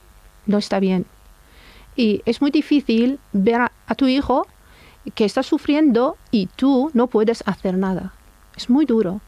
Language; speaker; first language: Spanish; non-native, fluent; Persian